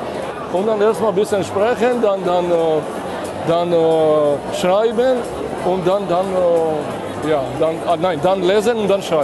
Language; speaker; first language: German; non-native, fluent; Georgian